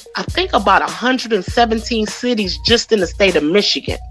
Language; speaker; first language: English; native; English